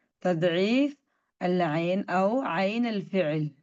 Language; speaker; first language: Arabic; non-native, fluent; Indonesian